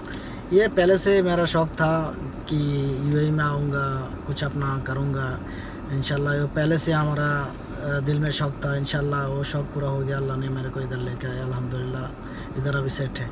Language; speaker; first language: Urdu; non-native, learner; Bangla